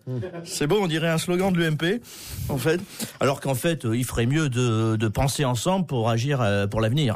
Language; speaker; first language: French; native; French